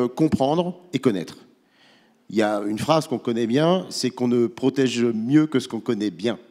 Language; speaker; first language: French; native; French